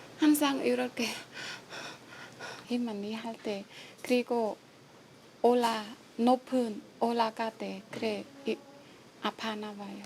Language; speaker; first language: Korean; non-native, learner; Khmer